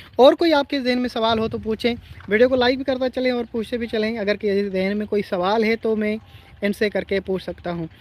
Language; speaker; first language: Urdu; non-native, local second language; Sindhi